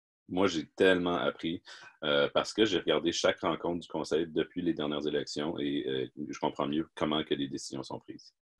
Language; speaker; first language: French; native; French